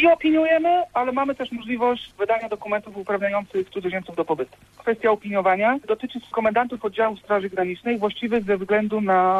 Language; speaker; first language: Polish; native; Polish